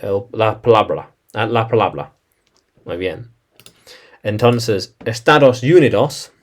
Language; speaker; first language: Spanish; non-native, learner; English